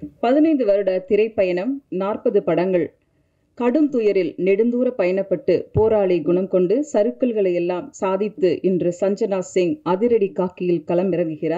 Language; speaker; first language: Tamil; native; Tamil